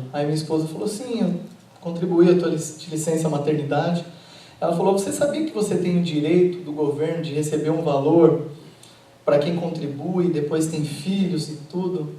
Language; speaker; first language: Portuguese; native; Portuguese